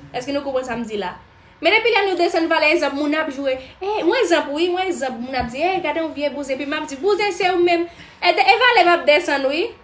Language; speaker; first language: Haitian Creole; non-native, fluent; Portuguese